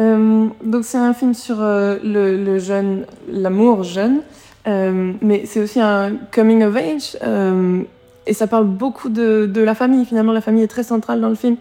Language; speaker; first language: French; native; French